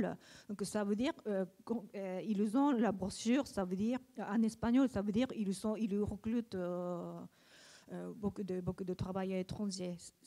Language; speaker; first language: French; non-native, learner; Japanese